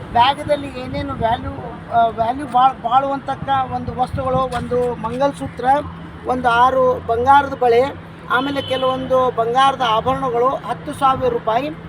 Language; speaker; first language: Kannada; native; Kannada